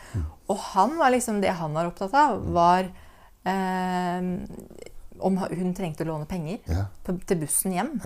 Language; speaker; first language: Norwegian; native; Norwegian